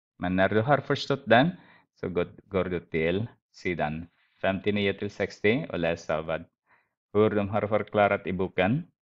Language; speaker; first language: Swedish; non-native, fluent; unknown